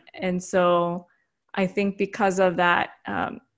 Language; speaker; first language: English; early bilingual, other home language; Filipino